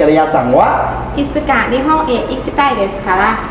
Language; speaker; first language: Japanese; non-native, learner; Thai